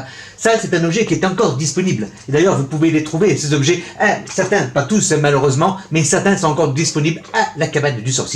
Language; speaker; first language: French; native; French